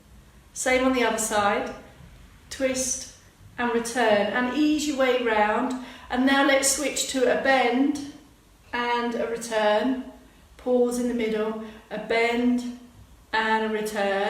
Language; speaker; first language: English; native; English